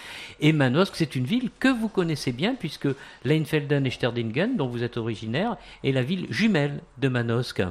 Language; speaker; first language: French; native; French